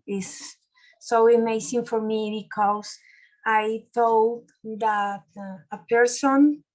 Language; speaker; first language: English; non-native, learner; Spanish